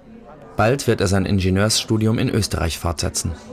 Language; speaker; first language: German; native; German